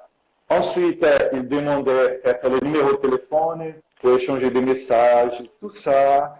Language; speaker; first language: French; non-native, fluent; Portuguese